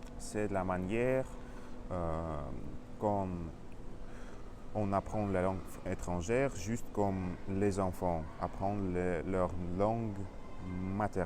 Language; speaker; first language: French; non-native, learner; Russian